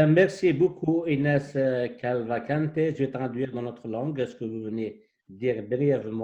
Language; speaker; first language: French; non-native, local second language; Kabyle